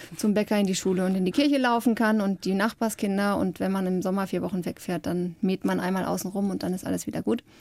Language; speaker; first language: German; native; German